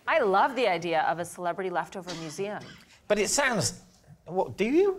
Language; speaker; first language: English; native; English